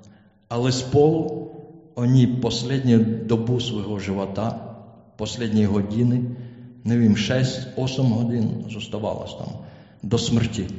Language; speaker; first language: Czech; non-native, learner; Ukrainian